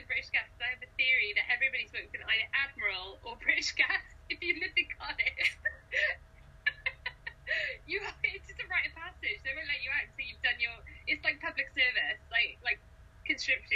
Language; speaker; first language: English; native; English